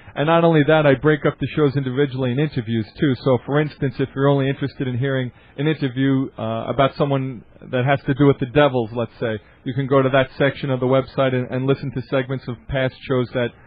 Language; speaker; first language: English; native; English